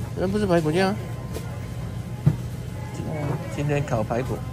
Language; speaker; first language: Chinese; non-native, local second language; Cantonese